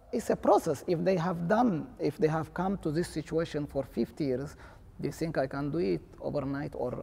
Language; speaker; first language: English; non-native, fluent; Tigrinya